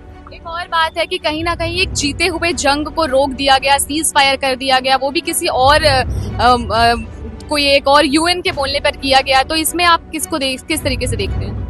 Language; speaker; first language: Hindi; native; Hindi